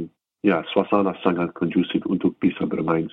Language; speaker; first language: Indonesian; non-native, fluent; English